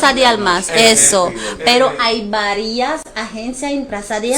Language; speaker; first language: Spanish; non-native, fluent; Haitian Creole